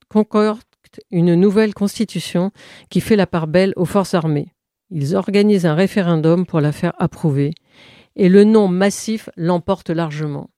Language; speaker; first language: French; native; French